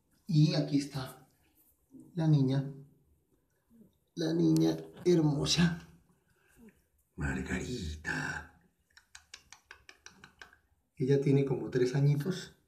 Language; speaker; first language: Spanish; native; Spanish